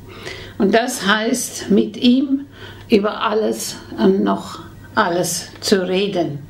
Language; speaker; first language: German; non-native, fluent; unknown